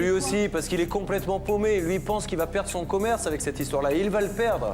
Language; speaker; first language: French; native; French